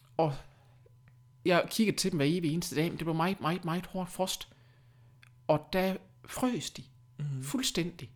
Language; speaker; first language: Danish; early bilingual, other home language; German